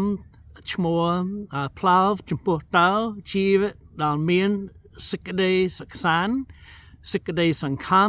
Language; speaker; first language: Khmer; non-native, fluent; English